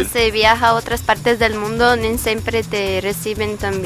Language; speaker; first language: Spanish; non-native, learner; Portuguese